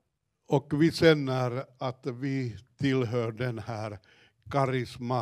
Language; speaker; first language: Swedish; non-native, fluent; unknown